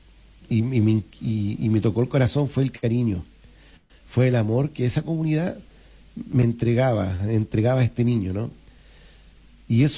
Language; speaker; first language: Spanish; native; Spanish